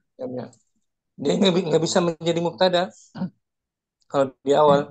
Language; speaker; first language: Indonesian; native; Indonesian